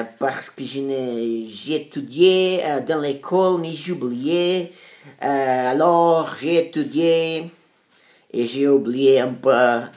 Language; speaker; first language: French; non-native, learner; Portuguese